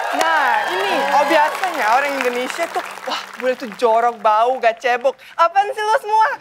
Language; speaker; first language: Indonesian; non-native, fluent; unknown